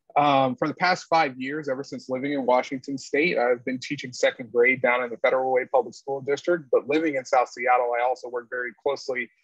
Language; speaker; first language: English; native; English